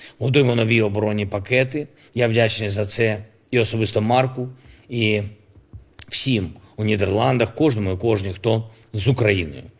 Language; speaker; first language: Ukrainian; non-native, local second language; Russian